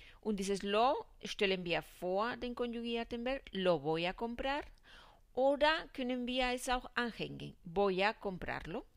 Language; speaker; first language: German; non-native, fluent; Spanish